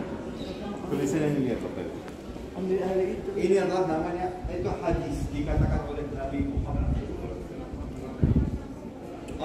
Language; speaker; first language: Indonesian; non-native, fluent; Turkish